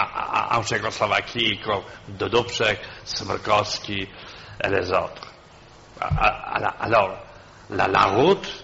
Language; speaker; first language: French; non-native, fluent; Polish